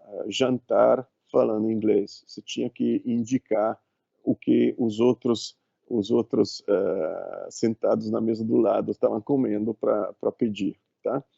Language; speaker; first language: Portuguese; non-native, fluent; Italian